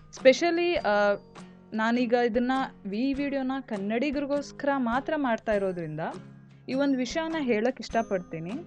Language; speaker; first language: Kannada; non-native, local second language; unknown